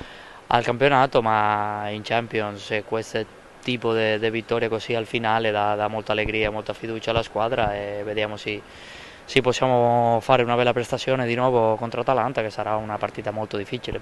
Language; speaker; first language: Italian; non-native, fluent; Spanish